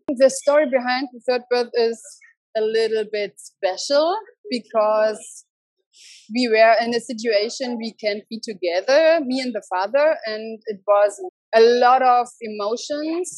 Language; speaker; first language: English; non-native, learner; German